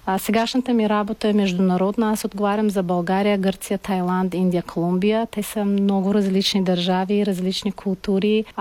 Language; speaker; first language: Bulgarian; non-native, fluent; Tajik